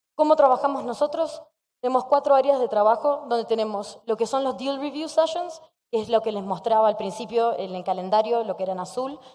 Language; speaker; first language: Spanish; native; Spanish